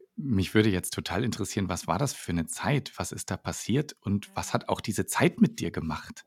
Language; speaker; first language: German; native; German